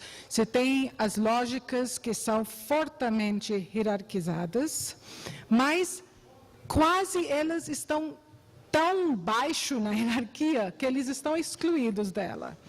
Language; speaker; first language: Portuguese; non-native, fluent; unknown